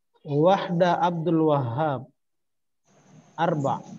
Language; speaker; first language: Arabic; non-native, fluent; Indonesian